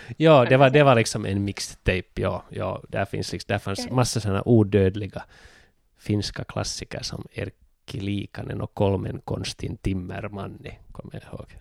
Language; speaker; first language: Swedish; native; Swedish